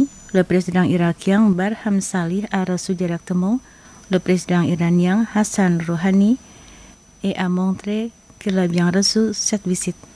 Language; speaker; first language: French; non-native, fluent; Indonesian